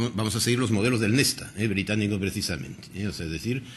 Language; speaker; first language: Spanish; native; Spanish